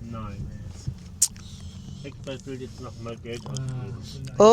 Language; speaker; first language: German; native; German